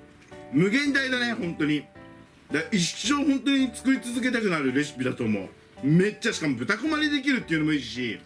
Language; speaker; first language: Japanese; native; Japanese